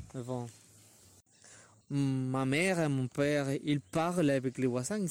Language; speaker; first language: French; non-native, learner; Spanish